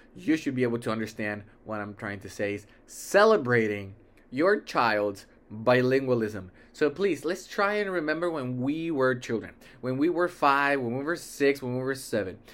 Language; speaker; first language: English; early bilingual, other home language; Spanish